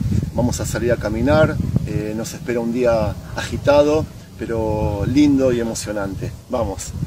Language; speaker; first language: Spanish; native; Spanish